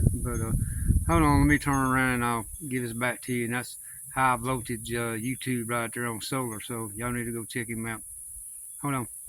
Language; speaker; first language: English; native; English